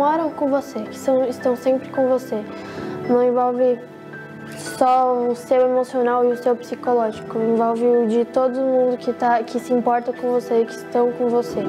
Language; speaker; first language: Portuguese; native; Portuguese